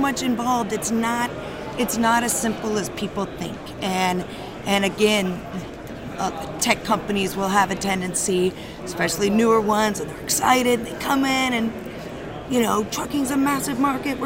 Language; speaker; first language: English; native; English